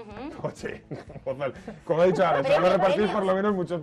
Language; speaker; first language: Spanish; native; Spanish